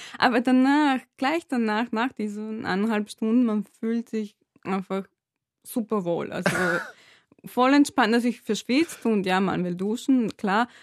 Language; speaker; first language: German; non-native, fluent; Serbian